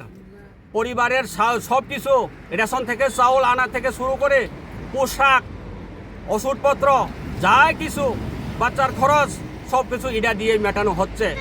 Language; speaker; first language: Bangla; non-native, local second language; Kok Borok